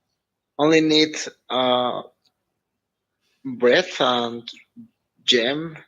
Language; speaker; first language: English; non-native, learner; Spanish